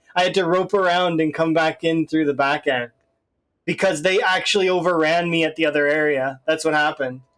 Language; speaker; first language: English; native; English